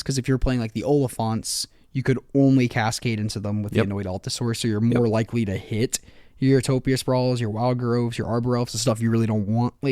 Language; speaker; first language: English; native; English